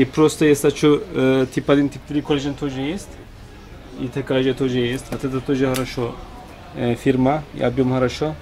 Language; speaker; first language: Russian; non-native, learner; Turkish